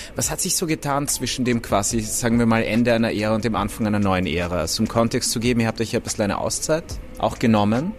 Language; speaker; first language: German; native; German